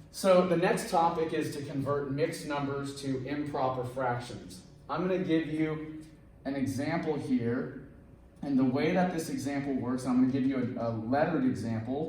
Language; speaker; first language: English; native; English